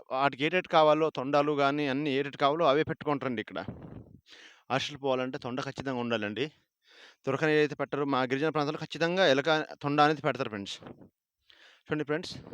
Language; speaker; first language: Telugu; native; Telugu